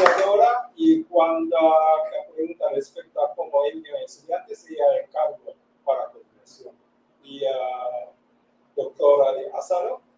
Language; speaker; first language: Spanish; non-native, learner; Japanese